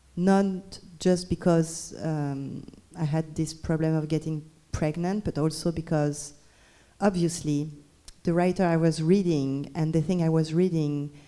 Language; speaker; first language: English; non-native, fluent; French